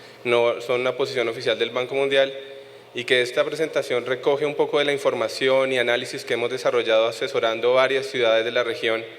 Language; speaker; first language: Spanish; native; Spanish